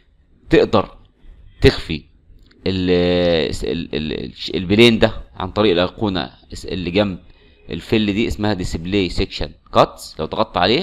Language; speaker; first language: Arabic; native; Arabic